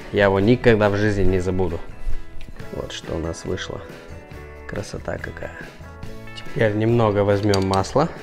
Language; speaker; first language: Russian; early bilingual, heritage; Russian